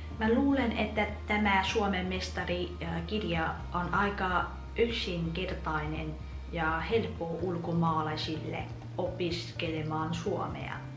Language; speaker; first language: Finnish; non-native, fluent; Vietnamese